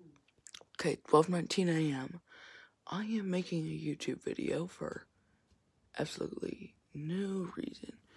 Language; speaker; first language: English; native; English